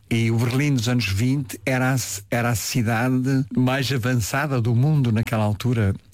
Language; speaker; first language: Portuguese; early bilingual, heritage; Portuguese